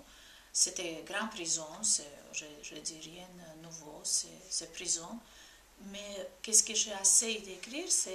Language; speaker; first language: French; non-native, fluent; Georgian